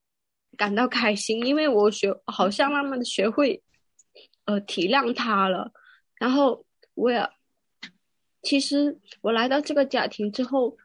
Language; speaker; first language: Chinese; non-native, local second language; Cantonese